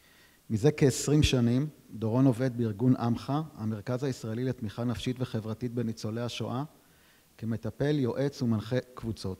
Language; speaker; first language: Hebrew; native; Hebrew